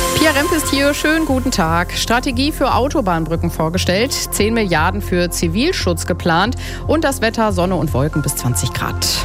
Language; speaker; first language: German; native; German